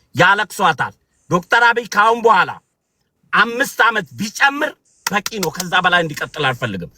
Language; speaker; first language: Amharic; non-native, local second language; Oromo